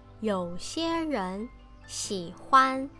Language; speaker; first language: Chinese; non-native, learner; English